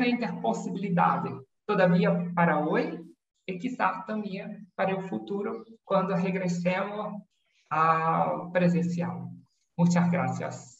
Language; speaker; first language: Spanish; non-native, learner; Portuguese